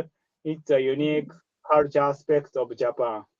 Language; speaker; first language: English; non-native, learner; Japanese